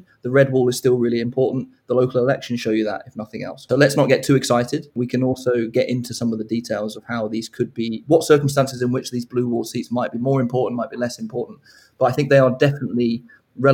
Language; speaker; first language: English; native; English